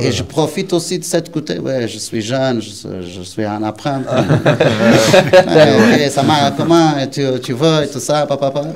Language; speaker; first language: French; non-native, learner; Portuguese